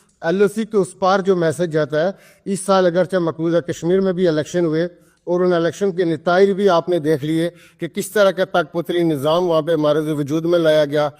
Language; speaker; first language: Urdu; non-native, local second language; Pahari-Potwari